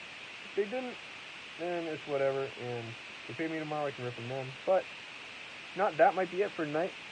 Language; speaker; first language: English; native; English